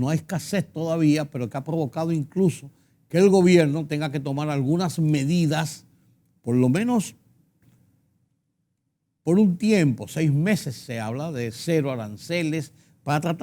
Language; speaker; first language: Spanish; native; Spanish